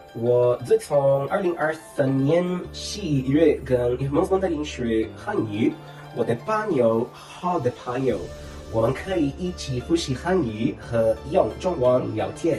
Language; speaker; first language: Chinese; non-native, learner; Portuguese